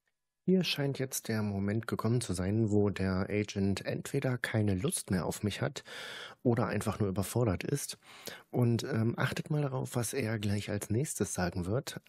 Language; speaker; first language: German; native; German